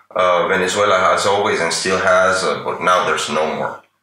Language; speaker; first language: English; non-native, fluent; Spanish